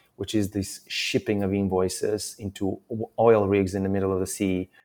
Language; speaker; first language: English; non-native, fluent; Portuguese